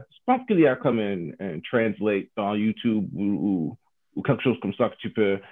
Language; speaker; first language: French; non-native, fluent; English